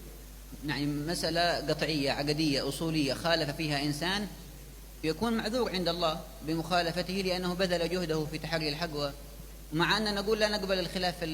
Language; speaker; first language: Arabic; native; Arabic